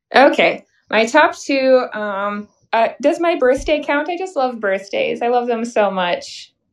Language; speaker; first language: English; native; English